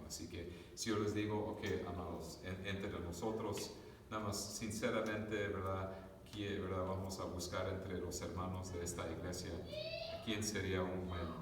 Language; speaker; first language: Spanish; early bilingual, other home language; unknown